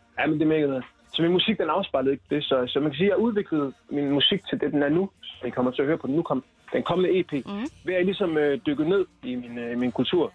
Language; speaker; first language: Danish; early bilingual, other home language; Swahili